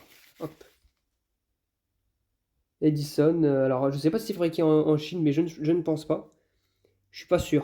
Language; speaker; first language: French; native; French